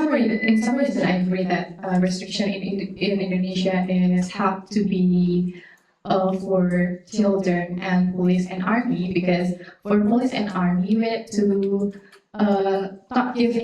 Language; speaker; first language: English; non-native, learner; Indonesian